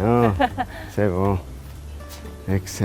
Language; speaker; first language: French; non-native, fluent; Spanish